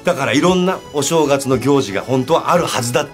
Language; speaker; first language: Japanese; native; Japanese